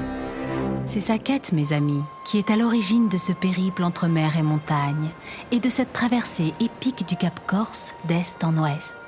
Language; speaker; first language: French; native; French